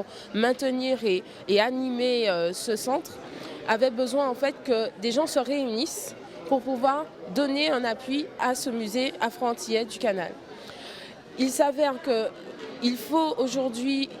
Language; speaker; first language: French; native; French